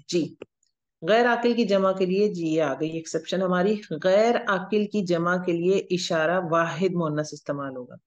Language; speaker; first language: Urdu; native; Urdu